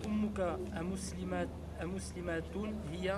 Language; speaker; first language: Arabic; non-native, learner; French